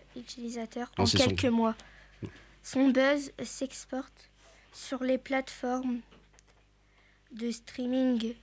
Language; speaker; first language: French; native; French